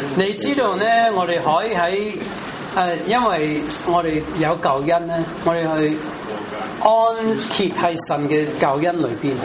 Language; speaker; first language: Chinese; non-native, local second language; Cantonese